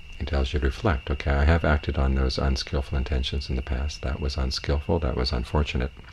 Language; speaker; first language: English; native; English